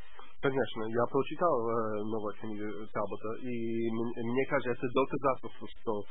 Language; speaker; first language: Russian; non-native, learner; English